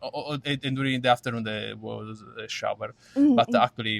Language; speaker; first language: English; non-native, learner; Italian